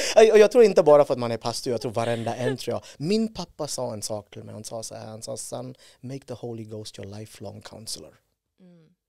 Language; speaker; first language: Swedish; non-native, fluent; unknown